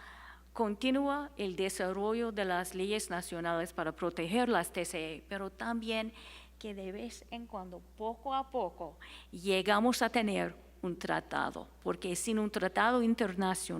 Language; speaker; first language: Spanish; non-native, fluent; English